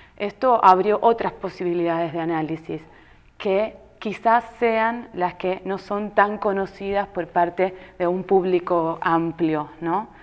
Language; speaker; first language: Spanish; native; Spanish